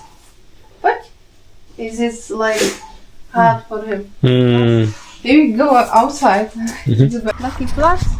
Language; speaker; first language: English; non-native, learner; Czech